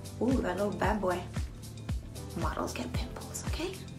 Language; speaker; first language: English; early bilingual, other home language; Spanish